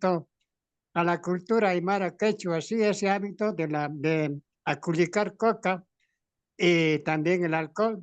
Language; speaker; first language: Spanish; native; Spanish